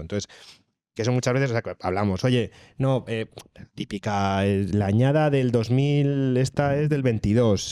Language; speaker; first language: Spanish; native; Spanish